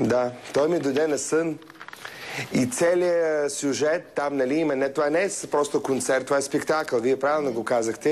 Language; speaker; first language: Bulgarian; early bilingual, heritage; Russian